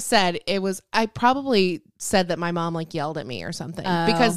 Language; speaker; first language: English; native; English